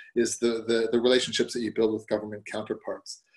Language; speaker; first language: English; early bilingual, other home language; German